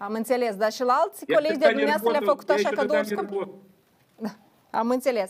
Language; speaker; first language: Romanian; native; Romanian